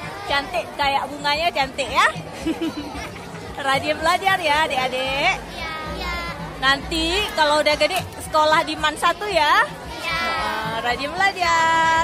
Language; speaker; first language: Indonesian; native; Indonesian